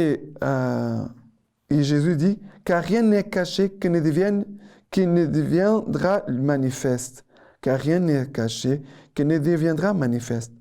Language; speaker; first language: French; non-native, fluent; Portuguese